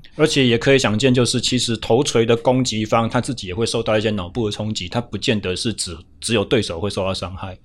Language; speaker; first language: Chinese; native; Chinese